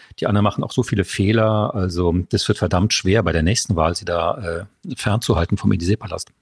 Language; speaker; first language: German; early bilingual, other home language; French